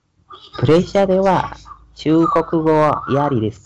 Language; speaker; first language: Japanese; non-native, learner; Chinese